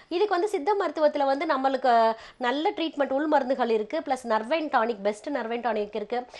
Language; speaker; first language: Tamil; native; Tamil